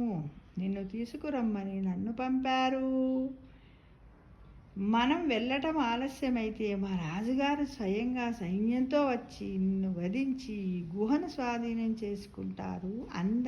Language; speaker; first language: Telugu; native; Telugu